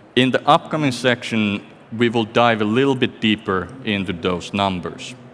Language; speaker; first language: English; non-native, fluent; Finnish